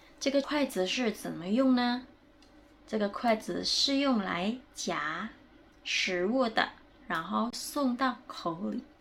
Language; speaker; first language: Chinese; non-native, fluent; Indonesian